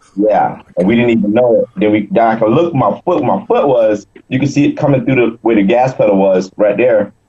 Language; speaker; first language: English; native; English